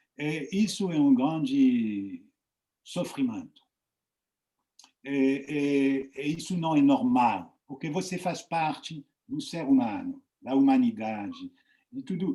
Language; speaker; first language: Portuguese; non-native, fluent; French